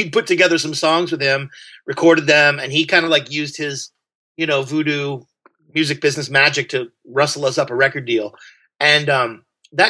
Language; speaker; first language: English; native; English